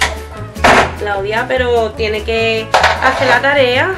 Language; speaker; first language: Spanish; native; Spanish